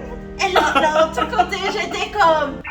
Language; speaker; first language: French; non-native, learner; English